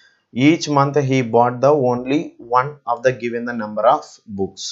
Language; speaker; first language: English; non-native, local second language; Telugu